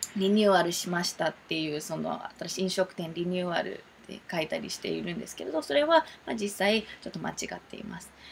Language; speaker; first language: Japanese; early bilingual, heritage; Japanese